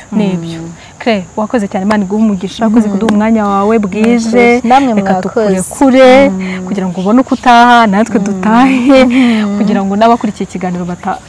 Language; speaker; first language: Kinyarwanda; native; Kinyarwanda